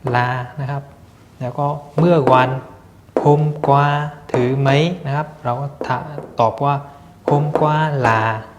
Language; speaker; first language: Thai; non-native, fluent; Vietnamese